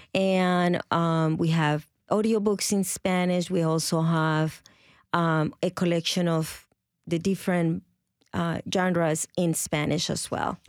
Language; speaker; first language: English; non-native, fluent; Spanish